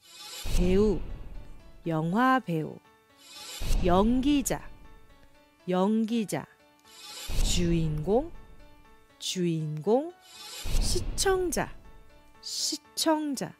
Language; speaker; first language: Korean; non-native, learner; Mongolian